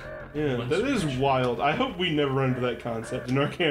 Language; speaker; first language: English; native; English